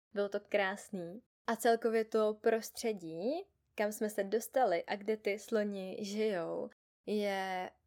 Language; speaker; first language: Czech; native; Czech